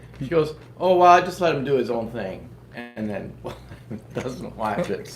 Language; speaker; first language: English; native; English